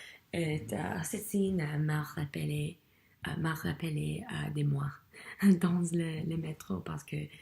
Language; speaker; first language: French; non-native, learner; English